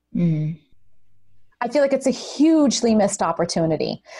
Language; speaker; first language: English; early bilingual, other home language; Russian